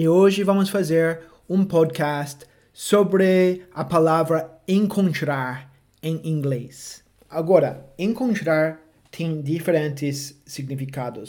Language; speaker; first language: Portuguese; non-native, fluent; English